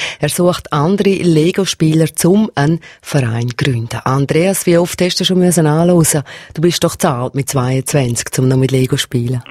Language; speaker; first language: German; native; German